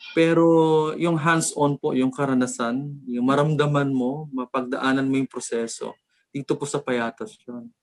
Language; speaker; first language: Filipino; native; Filipino